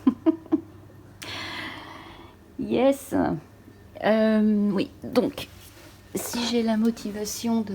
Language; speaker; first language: French; native; French